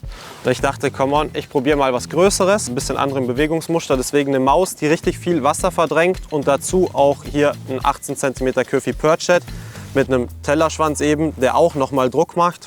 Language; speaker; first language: German; native; German